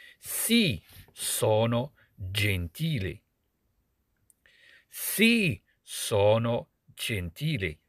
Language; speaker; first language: Italian; non-native, fluent; Arabic